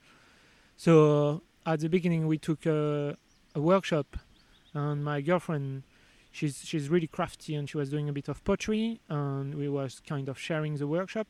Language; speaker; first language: English; non-native, fluent; French